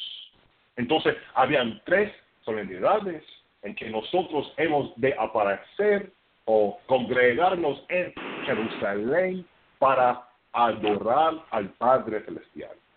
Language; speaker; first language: Spanish; non-native, fluent; English